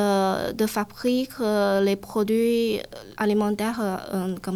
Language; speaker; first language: French; non-native, learner; Chinese